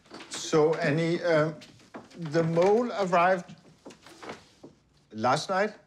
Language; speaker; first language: English; non-native, fluent; Danish